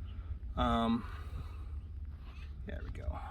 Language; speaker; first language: English; native; English